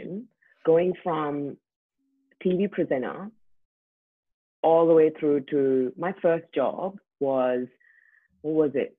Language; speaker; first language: English; native; English